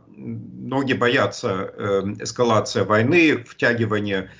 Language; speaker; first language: Russian; non-native, fluent; German